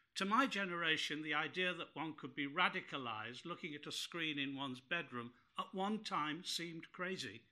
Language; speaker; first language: English; native; English